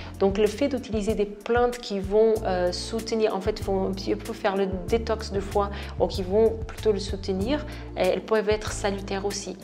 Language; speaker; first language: French; non-native, fluent; Portuguese